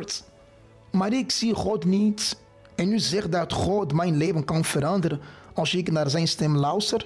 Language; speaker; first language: Dutch; non-native, fluent; Portuguese